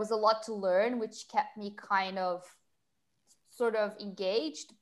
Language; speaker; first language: English; non-native, fluent; Portuguese